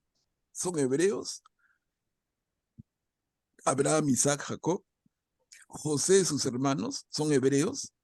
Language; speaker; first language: Spanish; native; Spanish